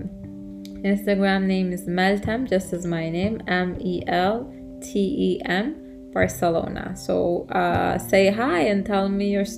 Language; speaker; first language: English; non-native, fluent; Turkish